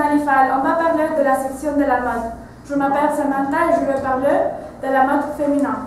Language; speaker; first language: French; non-native, learner; Spanish